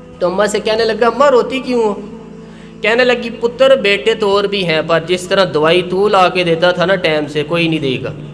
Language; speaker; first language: Urdu; non-native, local second language; Punjabi